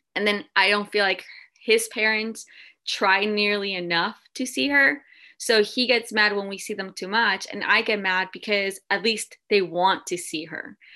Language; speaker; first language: English; early bilingual, other home language; Spanish